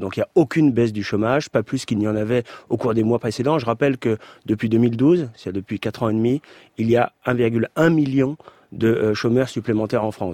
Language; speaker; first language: French; native; French